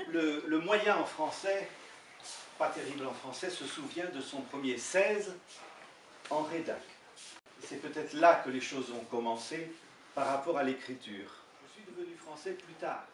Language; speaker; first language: French; early bilingual, other home language; Italian